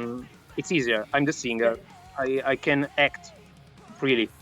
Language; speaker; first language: English; non-native, fluent; Italian